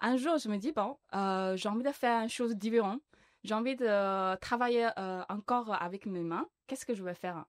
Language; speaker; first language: French; non-native, learner; Chinese